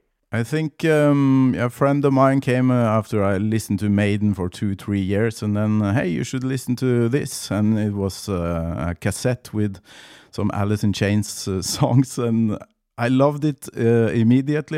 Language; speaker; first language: English; non-native, fluent; Norwegian